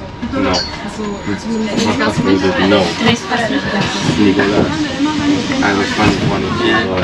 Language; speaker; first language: English; non-native, fluent; Spanish